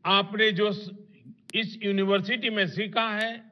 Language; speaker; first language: Hindi; non-native, local second language; Gujarati